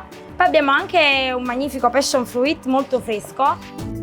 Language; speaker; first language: Italian; native; Italian